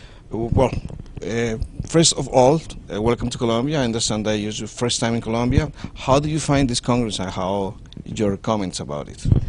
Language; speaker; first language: English; non-native, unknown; Spanish